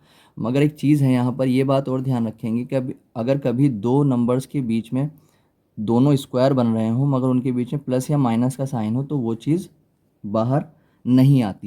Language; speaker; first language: Hindi; native; Hindi